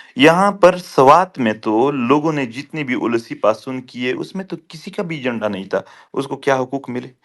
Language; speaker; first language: Urdu; non-native, local second language; Pashto